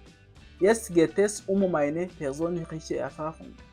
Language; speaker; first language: German; non-native, learner; Kinyarwanda